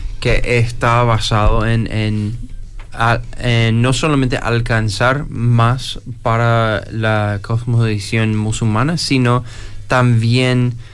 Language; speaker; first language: Spanish; non-native, fluent; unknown